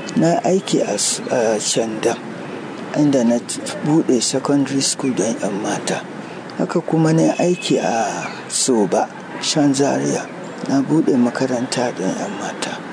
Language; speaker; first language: Hausa; non-native, local second language; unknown